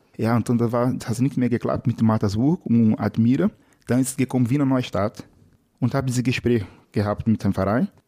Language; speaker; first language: German; non-native, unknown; Portuguese